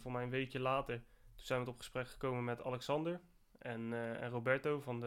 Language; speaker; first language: Dutch; native; Dutch